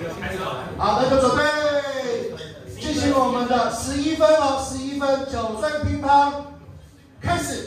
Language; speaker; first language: Chinese; native; Chinese